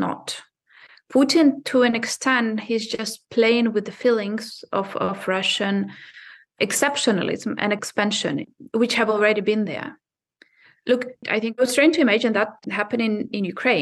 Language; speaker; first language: English; non-native, fluent; Ukrainian